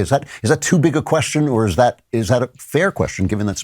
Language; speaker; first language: English; native; English